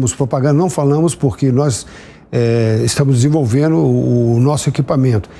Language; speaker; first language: Portuguese; native; Portuguese